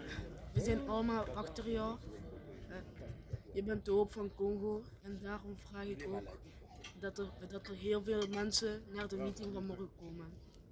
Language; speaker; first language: Dutch; early bilingual, other home language; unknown